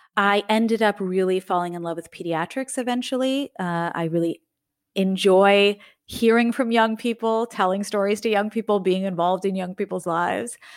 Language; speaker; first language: English; native; English